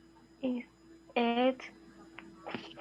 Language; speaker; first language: English; non-native, learner; Vietnamese